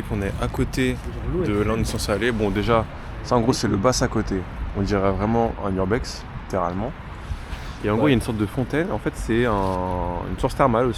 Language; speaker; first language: French; native; French